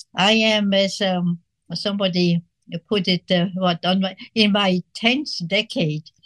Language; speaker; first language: English; non-native, fluent; Swiss German